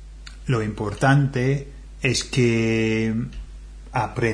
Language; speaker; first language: Spanish; non-native, fluent; English